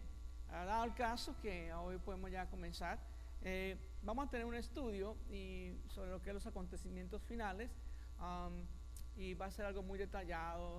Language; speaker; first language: Spanish; native; Spanish